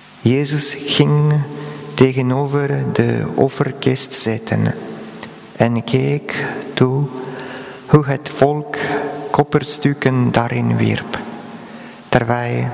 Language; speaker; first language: Dutch; non-native, fluent; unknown